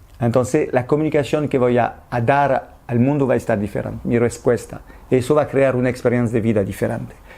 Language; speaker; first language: Spanish; non-native, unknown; French